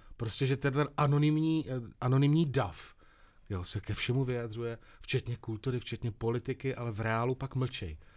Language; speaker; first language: Czech; native; Czech